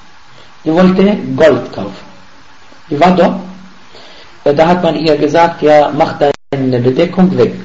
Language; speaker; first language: German; non-native, fluent; Arabic